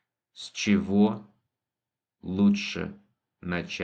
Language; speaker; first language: Russian; non-native, fluent; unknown